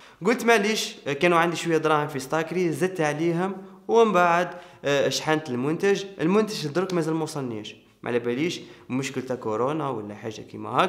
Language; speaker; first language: Arabic; native; Arabic